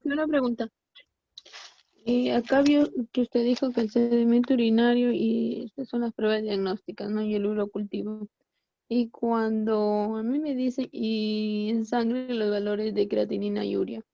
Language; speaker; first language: Spanish; native; Spanish